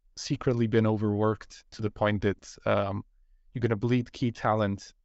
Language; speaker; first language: English; non-native, fluent; Bulgarian